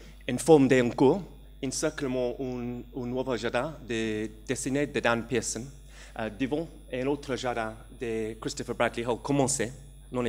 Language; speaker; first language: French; non-native, learner; English